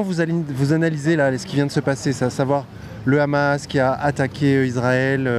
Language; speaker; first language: French; native; French